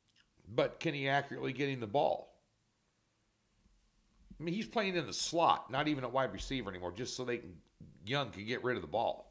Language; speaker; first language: English; native; English